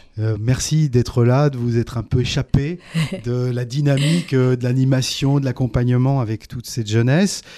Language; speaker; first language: French; native; French